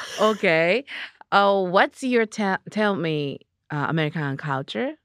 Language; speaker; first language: English; non-native, learner; Japanese